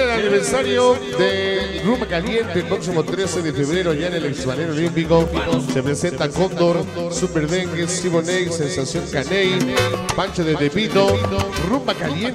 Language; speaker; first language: Spanish; native; Spanish